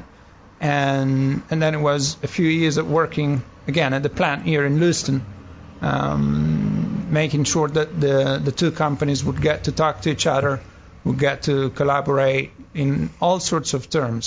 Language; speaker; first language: English; non-native, fluent; Italian